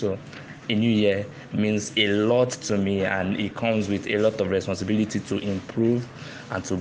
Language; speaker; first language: English; non-native, local second language; Igbo